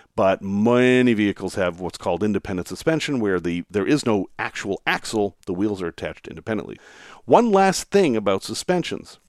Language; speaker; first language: English; native; English